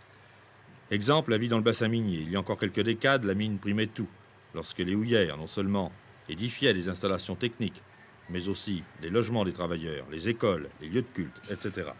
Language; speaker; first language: French; native; French